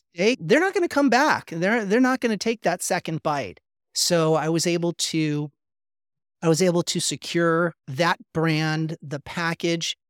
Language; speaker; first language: English; native; English